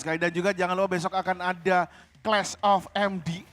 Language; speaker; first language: Indonesian; native; Indonesian